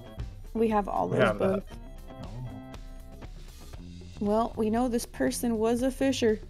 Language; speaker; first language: English; native; English